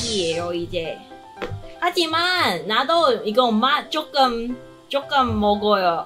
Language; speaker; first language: Korean; non-native, learner; Cantonese